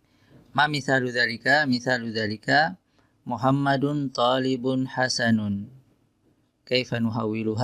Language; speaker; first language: Arabic; non-native, fluent; Indonesian